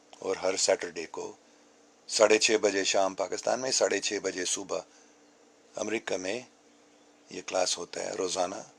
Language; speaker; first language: Urdu; non-native, local second language; English